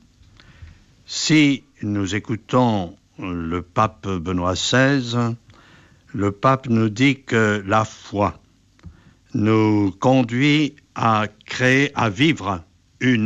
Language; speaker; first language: French; native; French